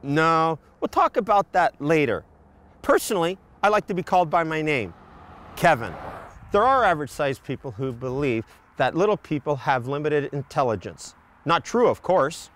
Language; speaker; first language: English; native; English